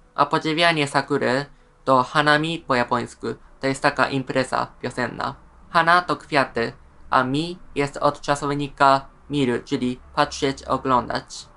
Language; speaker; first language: Polish; non-native, fluent; Japanese